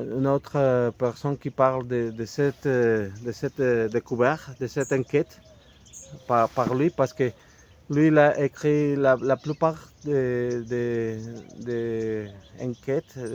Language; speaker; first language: French; non-native, fluent; Spanish